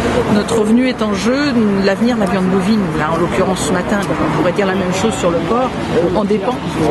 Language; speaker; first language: French; native; French